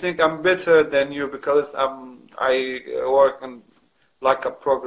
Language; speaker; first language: English; non-native, learner; Kurdish